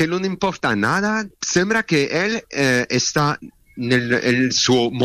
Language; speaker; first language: Spanish; non-native, learner; French